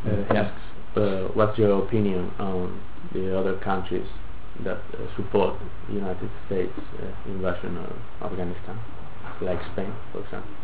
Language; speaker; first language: English; non-native, fluent; Galician